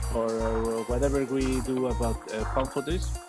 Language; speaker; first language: English; non-native, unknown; Spanish